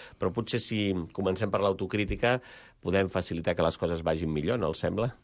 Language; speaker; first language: Catalan; native; Catalan